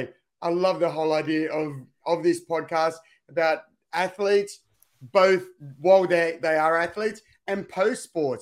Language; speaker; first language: English; native; English